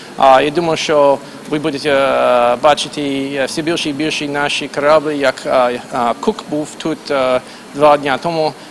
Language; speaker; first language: Ukrainian; non-native, fluent; English